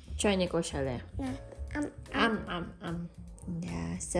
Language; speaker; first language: Russian; non-native, learner; Filipino